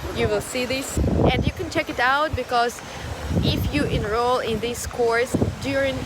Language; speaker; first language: English; non-native, fluent; Russian